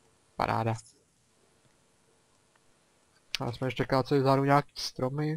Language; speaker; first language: Czech; native; Czech